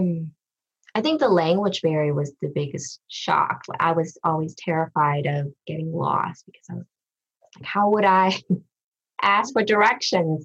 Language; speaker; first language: English; early bilingual, other home language; Vietnamese